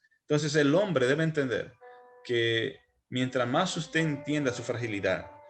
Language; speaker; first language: Spanish; native; Spanish